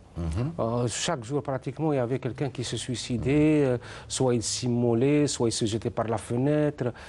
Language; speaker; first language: French; non-native, local second language; Arabic